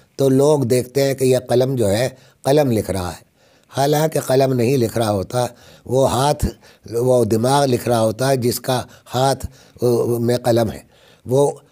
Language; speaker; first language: Urdu; native; Urdu